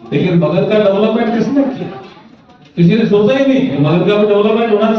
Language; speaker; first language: Hindi; native; Hindi